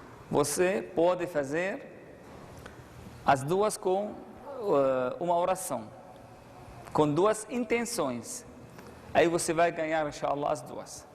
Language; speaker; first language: Portuguese; non-native, fluent; Arabic